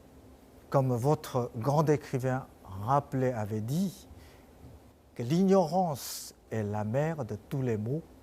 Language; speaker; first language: French; non-native, fluent; Chinese